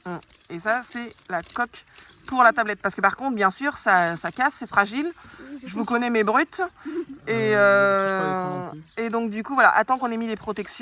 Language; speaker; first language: French; native; French